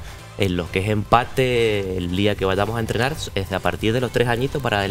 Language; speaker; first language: Spanish; native; Spanish